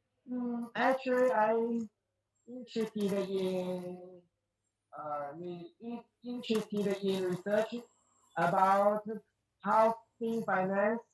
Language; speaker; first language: English; non-native, learner; Chinese